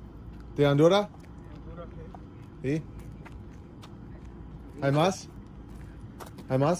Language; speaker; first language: Spanish; non-native, learner; English